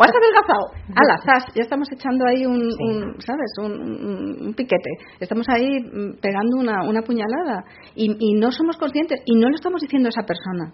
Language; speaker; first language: Spanish; native; Spanish